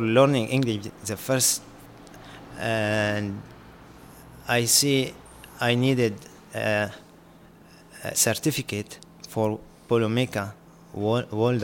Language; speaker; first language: English; non-native, learner; Arabic